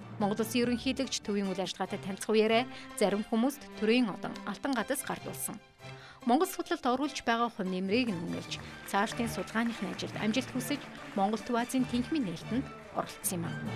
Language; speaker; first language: Mongolian; native; Mongolian